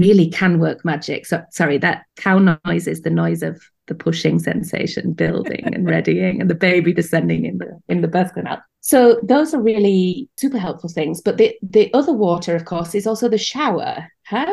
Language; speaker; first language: English; native; English